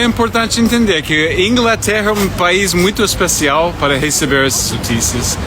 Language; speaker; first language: Portuguese; non-native, fluent; English